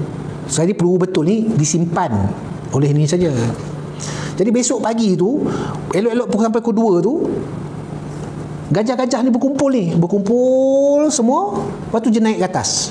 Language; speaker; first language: Malay; native; Malay